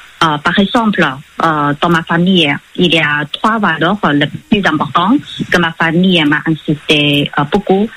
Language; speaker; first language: French; non-native, fluent; Chinese